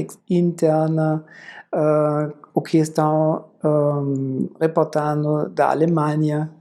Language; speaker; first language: Portuguese; non-native, fluent; German